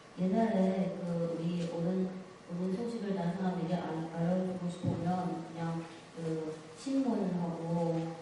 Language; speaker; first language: Korean; non-native, fluent; Chinese